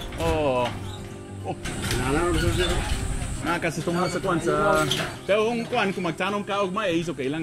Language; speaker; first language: Cebuano; non-native, learner; English